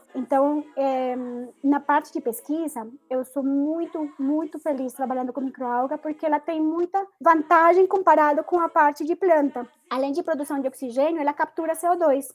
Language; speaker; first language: Portuguese; non-native, fluent; Spanish